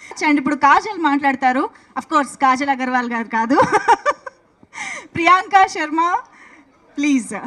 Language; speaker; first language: Telugu; native; Telugu